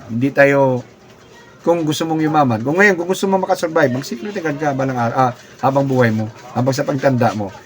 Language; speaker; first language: Filipino; non-native, local second language; Cebuano